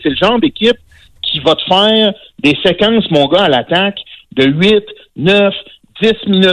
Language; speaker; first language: French; native; French